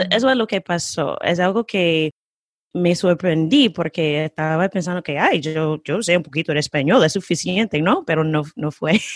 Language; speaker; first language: Spanish; non-native, fluent; English